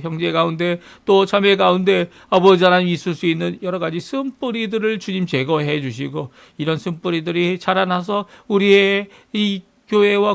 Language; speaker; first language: Korean; native; Korean